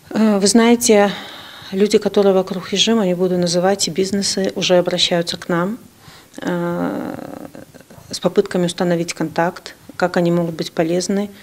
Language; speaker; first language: Russian; native; Russian